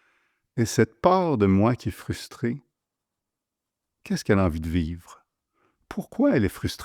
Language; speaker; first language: French; native; French